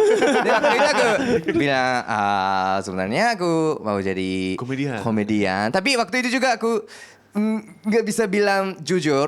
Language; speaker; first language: Indonesian; non-native, learner; Japanese